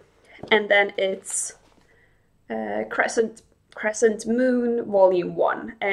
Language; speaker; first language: English; non-native, fluent; Swedish